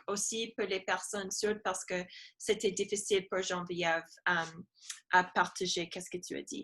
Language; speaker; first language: French; non-native, learner; English